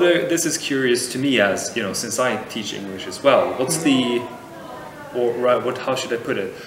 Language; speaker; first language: English; non-native, fluent; Swedish